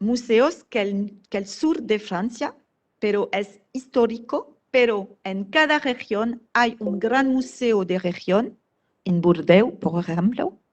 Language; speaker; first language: Spanish; non-native, fluent; French